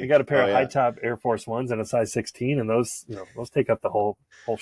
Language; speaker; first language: English; native; English